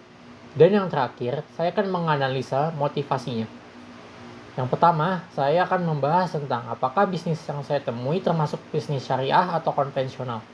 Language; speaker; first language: Indonesian; native; Indonesian